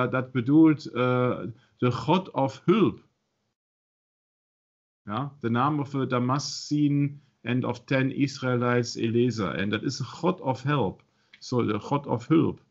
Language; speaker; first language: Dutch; non-native, learner; German